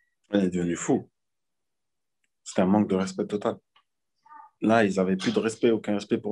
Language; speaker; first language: French; native; French